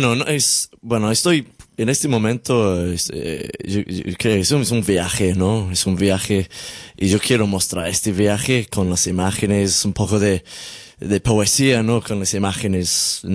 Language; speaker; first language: Spanish; non-native, learner; English